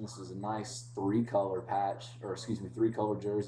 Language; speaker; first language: English; native; English